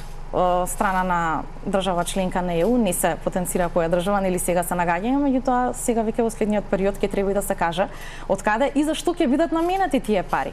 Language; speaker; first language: Macedonian; native; Macedonian